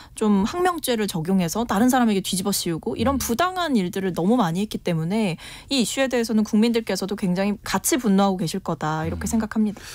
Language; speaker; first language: Korean; native; Korean